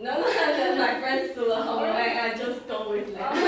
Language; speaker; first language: English; non-native, learner; Chinese